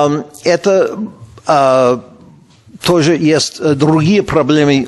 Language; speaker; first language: Russian; non-native, fluent; English